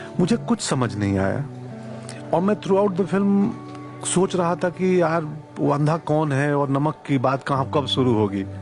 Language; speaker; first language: Hindi; non-native, local second language; Bhojpuri